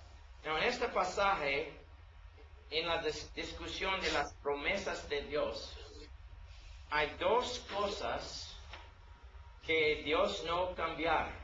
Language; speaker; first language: Spanish; non-native, learner; English